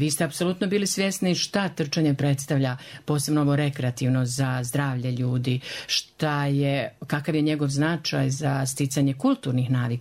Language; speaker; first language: Serbian; native; Serbian